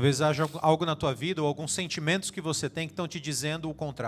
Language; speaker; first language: Portuguese; native; Portuguese